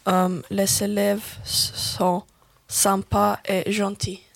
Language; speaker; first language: French; non-native, learner; Swedish